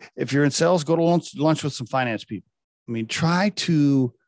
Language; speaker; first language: English; native; English